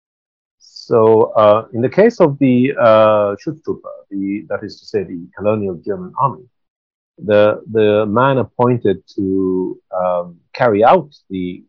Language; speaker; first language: English; non-native, local second language; Swahili